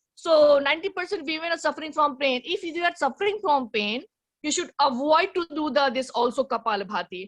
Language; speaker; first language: English; non-native, learner; Hindi